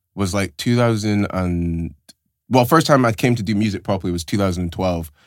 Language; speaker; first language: English; native; English